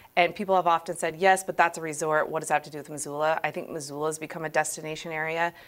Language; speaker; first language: English; native; English